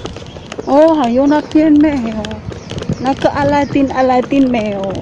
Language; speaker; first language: Chinese; non-native, learner; Indonesian